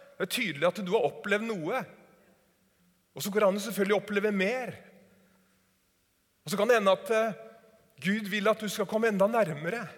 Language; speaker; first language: Norwegian; native; Norwegian